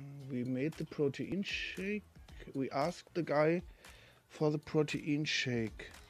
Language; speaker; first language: English; non-native, fluent; German